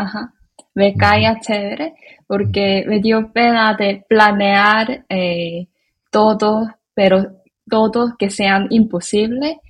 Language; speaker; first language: Spanish; non-native, fluent; Korean